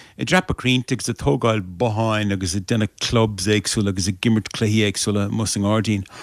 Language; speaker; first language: Irish; native; Irish